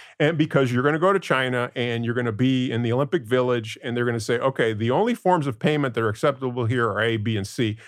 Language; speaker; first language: English; non-native, fluent; Spanish